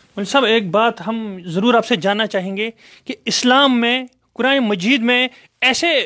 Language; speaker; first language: Hindi; non-native, local second language; Kashmiri